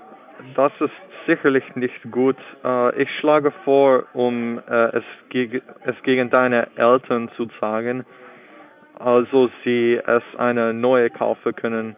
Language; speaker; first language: German; non-native, learner; English